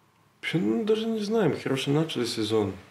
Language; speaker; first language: Russian; non-native, learner; Serbian